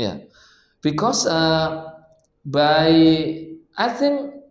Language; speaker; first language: English; non-native, learner; Indonesian